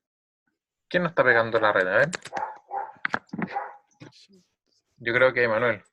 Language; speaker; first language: Spanish; native; Spanish